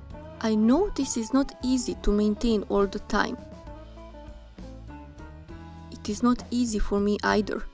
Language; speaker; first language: English; non-native, fluent; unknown